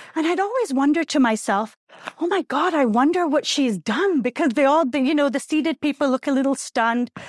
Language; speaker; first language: English; non-native, local second language; Urdu